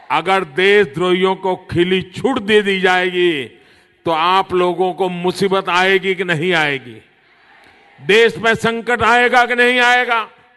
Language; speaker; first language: Hindi; native; Hindi